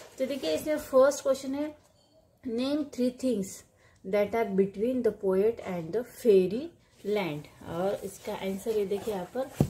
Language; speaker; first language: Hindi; non-native, local second language; Marathi